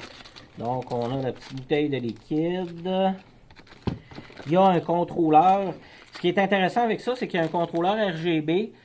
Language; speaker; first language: French; native; French